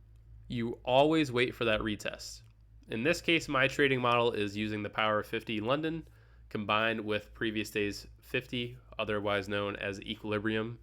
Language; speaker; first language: English; native; English